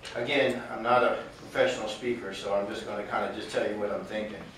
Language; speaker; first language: English; native; English